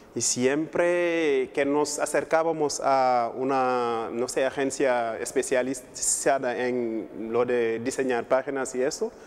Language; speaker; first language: Spanish; non-native, fluent; Wolof